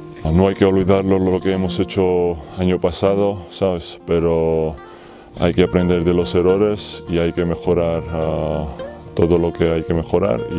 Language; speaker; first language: Spanish; non-native, fluent; Georgian